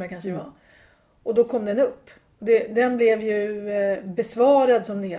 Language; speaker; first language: Swedish; native; Swedish